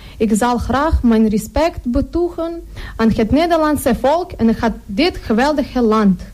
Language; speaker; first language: Dutch; non-native, fluent; Ukrainian